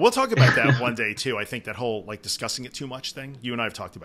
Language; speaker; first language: English; native; English